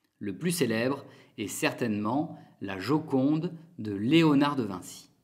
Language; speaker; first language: French; native; French